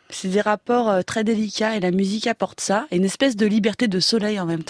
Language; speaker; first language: French; native; French